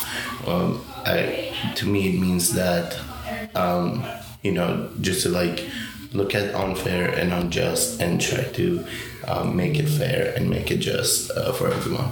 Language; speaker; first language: English; non-native, fluent; Persian